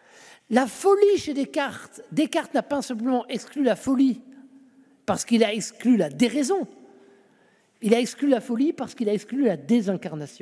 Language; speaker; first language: French; native; French